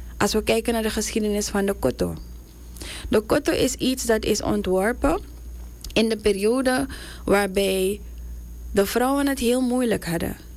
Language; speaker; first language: Dutch; native; Dutch